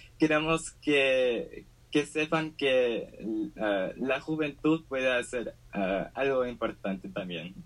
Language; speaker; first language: Spanish; early bilingual, heritage; Spanish